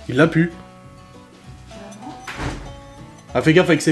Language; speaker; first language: French; native; French